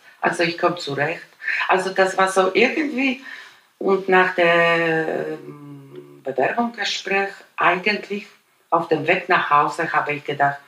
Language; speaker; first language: German; non-native, fluent; Polish